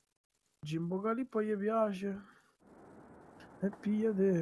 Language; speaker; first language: Italian; native; Italian